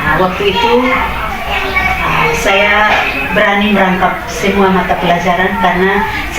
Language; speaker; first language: Indonesian; non-native, local second language; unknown